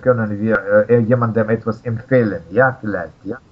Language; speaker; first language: German; non-native, fluent; Russian